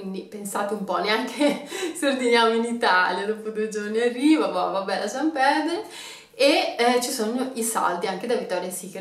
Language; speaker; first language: Italian; native; Italian